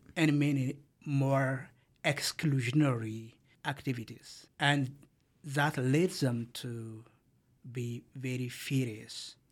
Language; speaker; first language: English; non-native, fluent; Amharic